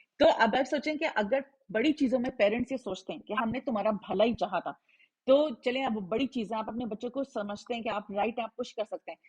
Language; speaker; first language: Hindi; native; Hindi